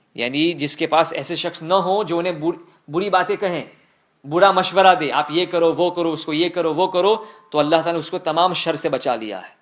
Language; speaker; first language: Urdu; early bilingual, other home language; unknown